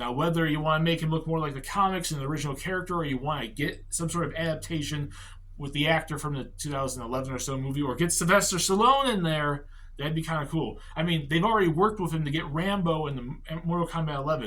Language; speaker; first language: English; native; English